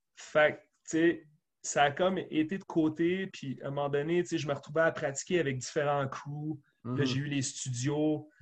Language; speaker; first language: French; native; French